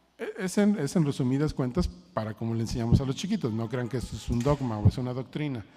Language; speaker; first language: Spanish; native; Spanish